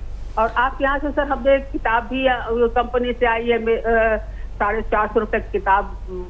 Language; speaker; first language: Hindi; native; Hindi